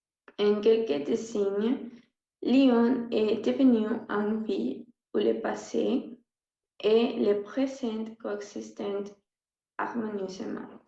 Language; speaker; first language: French; non-native, learner; Spanish